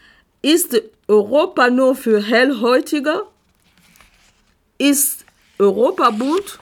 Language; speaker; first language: German; non-native, fluent; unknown